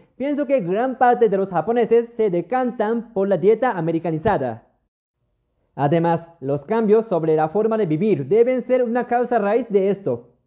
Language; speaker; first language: Spanish; non-native, fluent; Japanese